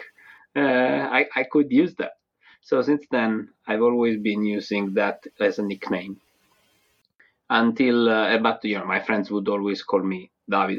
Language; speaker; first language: English; non-native, fluent; Italian